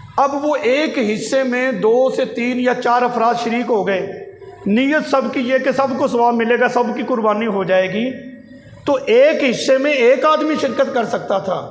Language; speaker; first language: Urdu; non-native, local second language; Punjabi